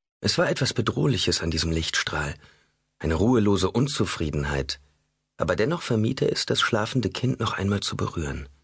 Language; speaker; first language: German; native; German